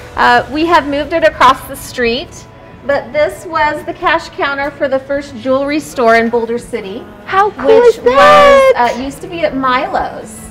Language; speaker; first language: English; native; English